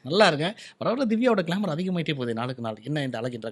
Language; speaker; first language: Tamil; native; Tamil